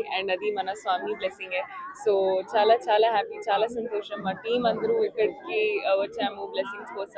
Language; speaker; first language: Telugu; non-native, learner; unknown